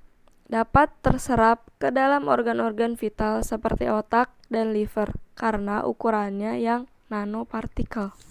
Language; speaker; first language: Indonesian; native; Indonesian